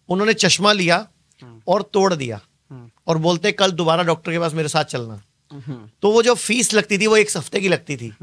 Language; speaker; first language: Hindi; native; Hindi